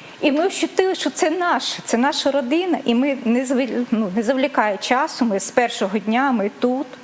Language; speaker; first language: Ukrainian; non-native, local second language; Russian